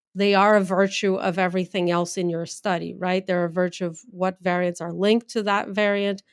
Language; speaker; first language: English; non-native, fluent; Portuguese